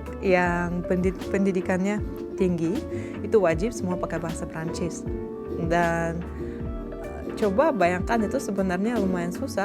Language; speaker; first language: Indonesian; non-native, fluent; Russian